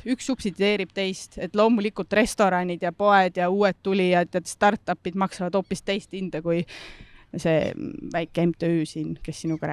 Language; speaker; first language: Estonian; native; Estonian